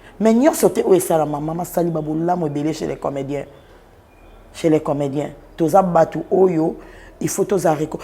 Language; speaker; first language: Lingala; non-native, local second language; Swahili